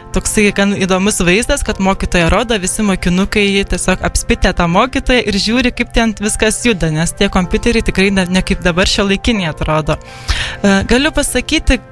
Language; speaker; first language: Lithuanian; native; Lithuanian